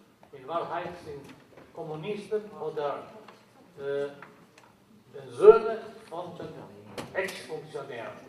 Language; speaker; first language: German; non-native, learner; Albanian